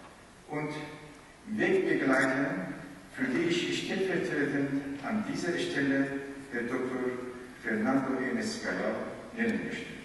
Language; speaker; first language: German; non-native, fluent; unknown